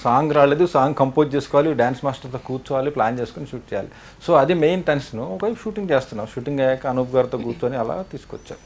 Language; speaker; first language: Telugu; native; Telugu